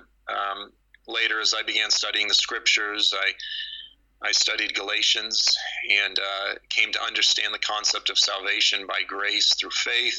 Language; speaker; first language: English; native; English